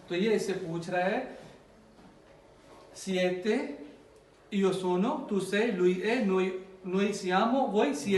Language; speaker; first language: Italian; non-native, learner; Urdu